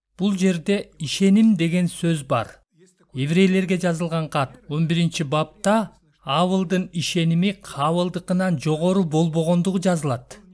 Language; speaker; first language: Kyrgyz; non-native, local second language; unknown